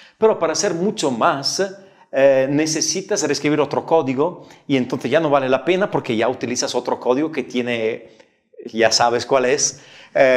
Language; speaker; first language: Spanish; non-native, fluent; Italian